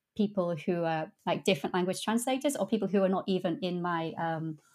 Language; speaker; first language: English; native; English